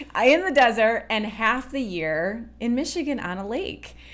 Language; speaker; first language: English; native; English